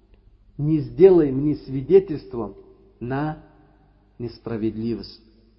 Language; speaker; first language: Russian; non-native, learner; Uzbek